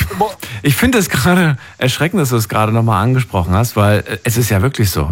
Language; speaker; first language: German; native; German